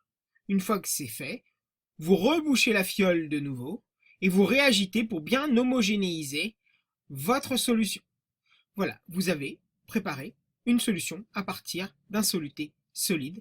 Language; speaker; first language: French; native; French